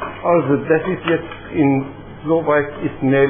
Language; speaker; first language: German; non-native, fluent; Persian